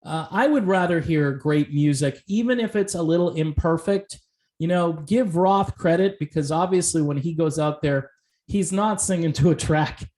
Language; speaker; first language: English; native; English